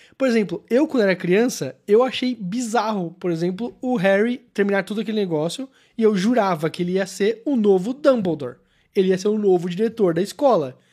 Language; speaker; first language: Portuguese; native; Portuguese